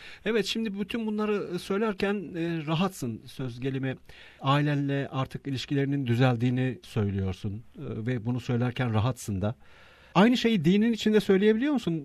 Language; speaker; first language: Turkish; native; Turkish